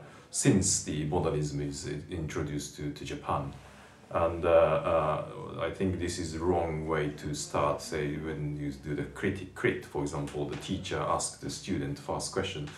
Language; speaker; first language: English; non-native, fluent; Japanese